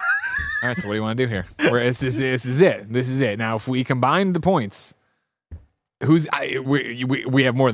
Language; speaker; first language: English; native; English